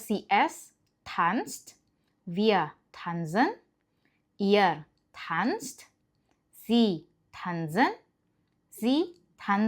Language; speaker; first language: German; non-native, fluent; Indonesian